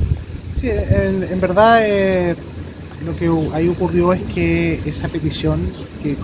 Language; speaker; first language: Spanish; native; Spanish